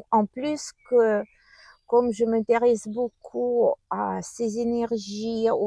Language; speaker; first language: French; non-native, learner; Russian